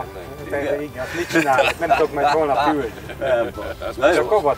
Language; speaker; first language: Hungarian; native; Hungarian